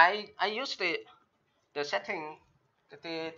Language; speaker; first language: English; non-native, learner; Chinese